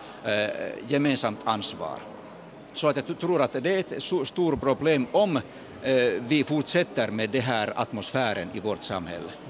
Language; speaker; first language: Swedish; non-native, fluent; Finnish